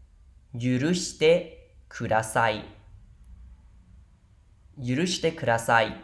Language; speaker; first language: Japanese; non-native, fluent; Khmer